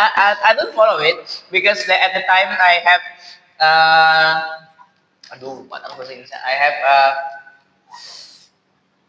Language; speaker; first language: English; non-native, learner; Indonesian